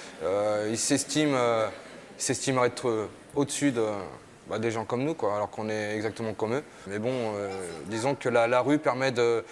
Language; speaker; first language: French; native; French